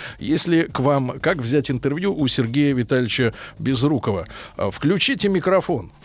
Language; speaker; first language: Russian; native; Russian